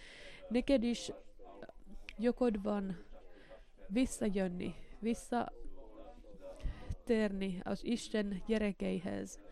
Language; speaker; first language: Hungarian; non-native, learner; Finnish